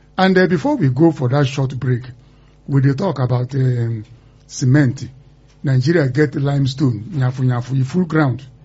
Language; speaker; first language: Nigerian Pidgin; non-native, local second language; Yoruba